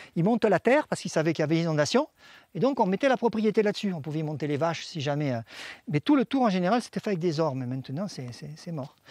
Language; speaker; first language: French; native; French